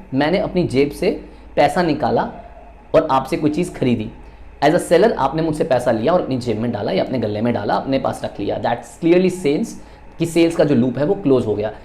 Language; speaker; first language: Hindi; native; Hindi